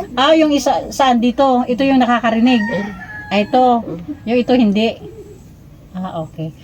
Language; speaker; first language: Filipino; native; Filipino